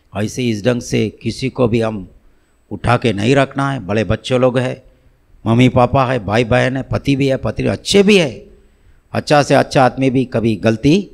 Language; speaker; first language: Hindi; non-native, local second language; Tamil